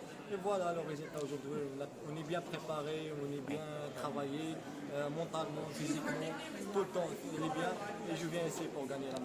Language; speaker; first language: French; non-native, local second language; Arabic